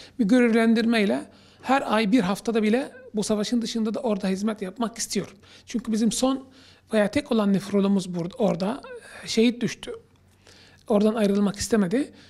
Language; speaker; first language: Turkish; non-native, fluent; Arabic